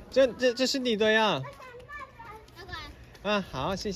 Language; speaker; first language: Chinese; non-native, fluent; Korean